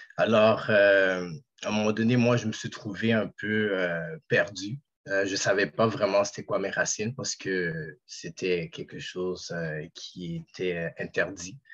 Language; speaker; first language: French; native; French